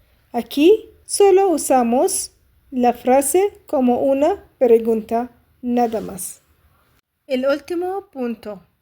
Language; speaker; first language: Spanish; non-native, fluent; Arabic